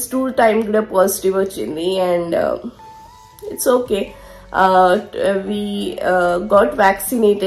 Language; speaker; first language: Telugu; native; Telugu